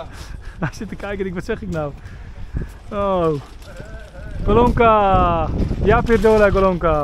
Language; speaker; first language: Dutch; native; Dutch